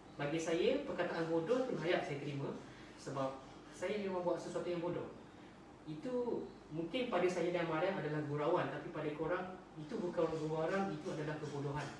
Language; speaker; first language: Malay; native; Malay